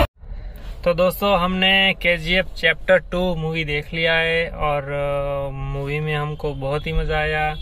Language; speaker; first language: Hindi; non-native, local second language; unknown